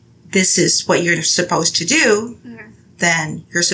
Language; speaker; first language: English; non-native, local second language; Filipino